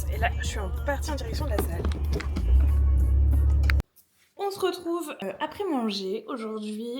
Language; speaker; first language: French; native; French